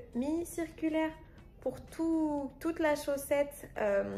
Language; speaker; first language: French; native; French